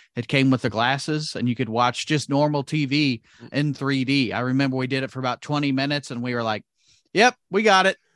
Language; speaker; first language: English; native; English